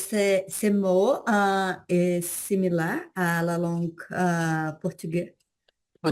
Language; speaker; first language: French; non-native, learner; Portuguese